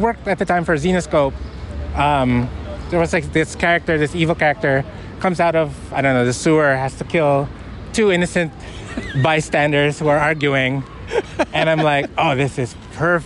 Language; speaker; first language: English; non-native, local second language; Filipino